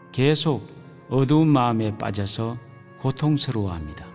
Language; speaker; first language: Korean; native; Korean